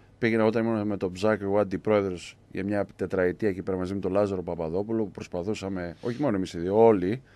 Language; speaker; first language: Greek; native; Greek